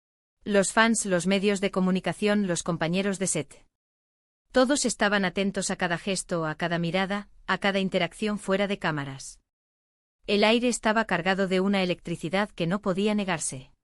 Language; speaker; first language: Spanish; native; Spanish